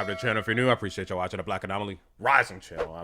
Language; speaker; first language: English; native; English